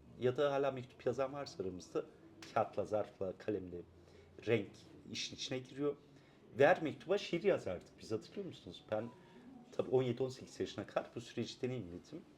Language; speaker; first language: Turkish; non-native, local second language; Kurdish